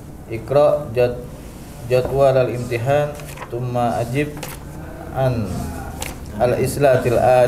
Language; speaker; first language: Arabic; non-native, learner; Indonesian